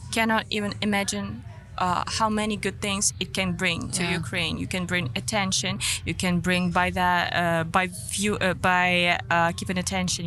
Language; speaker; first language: English; non-native, fluent; Ukrainian